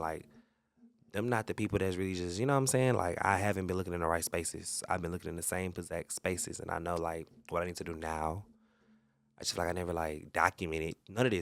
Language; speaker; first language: English; native; English